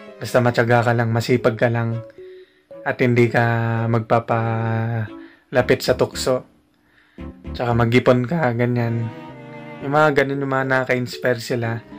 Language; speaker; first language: Filipino; native; Filipino